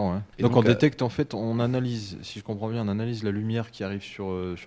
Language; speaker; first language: French; native; French